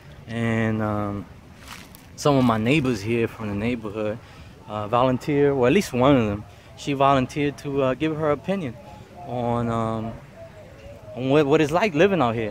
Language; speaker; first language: English; early bilingual, other home language; Spanish